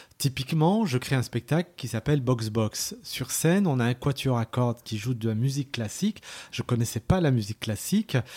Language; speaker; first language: French; early bilingual, other home language; Arabic